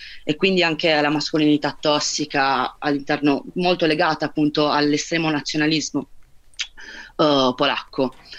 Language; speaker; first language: Italian; native; Italian